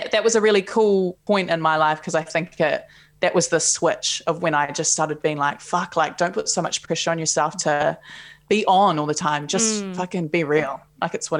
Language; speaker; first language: English; native; English